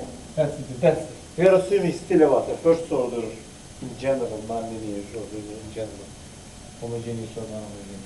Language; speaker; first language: English; non-native, fluent; Turkish